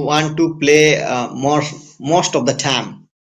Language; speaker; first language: English; non-native, fluent; Hindi